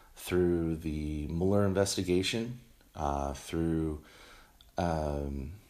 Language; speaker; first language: English; native; English